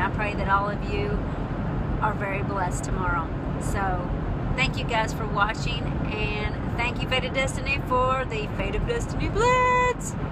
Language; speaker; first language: English; native; English